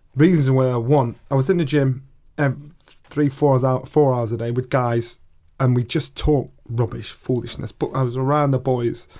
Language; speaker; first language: English; native; English